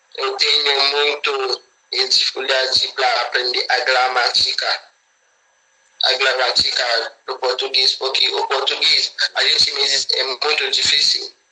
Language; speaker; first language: Portuguese; non-native, fluent; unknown